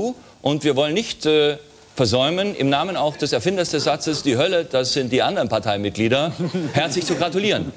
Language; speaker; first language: German; native; German